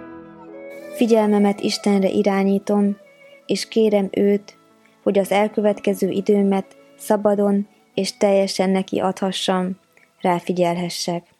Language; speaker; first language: Hungarian; native; Hungarian